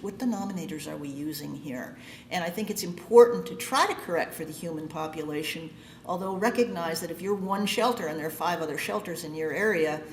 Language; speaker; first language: English; native; English